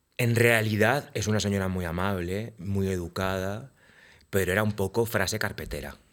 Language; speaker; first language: Spanish; native; Spanish